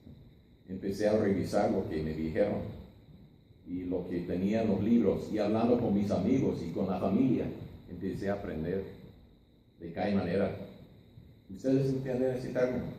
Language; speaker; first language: Spanish; non-native, fluent; English